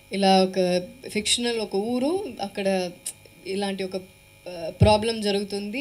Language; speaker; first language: Telugu; non-native, fluent; Malayalam